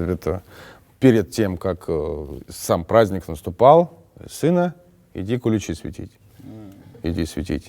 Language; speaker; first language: Russian; native; Russian